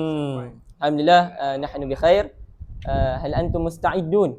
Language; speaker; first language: Arabic; non-native, learner; Malay